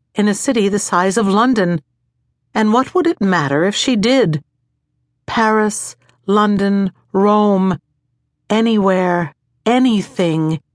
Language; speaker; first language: English; native; English